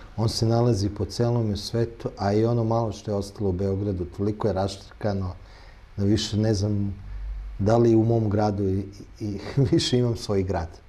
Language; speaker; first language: Serbian; native; Serbian